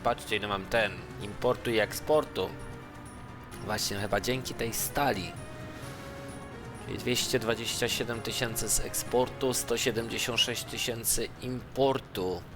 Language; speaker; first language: Polish; native; Polish